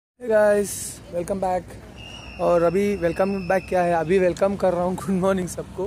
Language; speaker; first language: Hindi; non-native, local second language; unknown